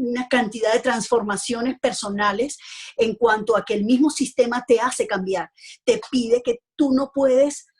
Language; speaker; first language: Spanish; native; Spanish